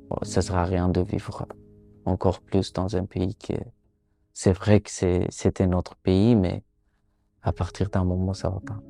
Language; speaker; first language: French; non-native, learner; Persian